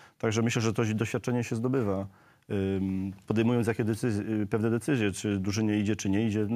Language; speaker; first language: Polish; native; Polish